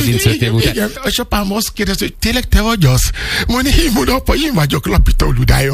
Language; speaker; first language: Hungarian; non-native, learner; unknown